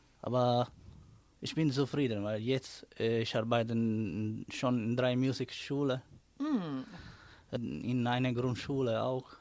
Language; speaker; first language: German; non-native, learner; Italian